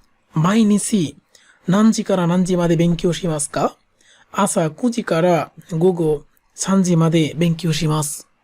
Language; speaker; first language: Japanese; non-native, fluent; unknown